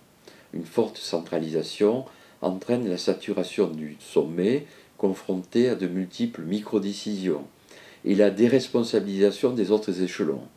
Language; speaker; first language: French; native; French